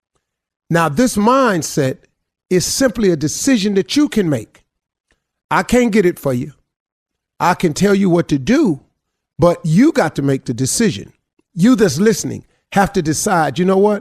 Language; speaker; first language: English; native; English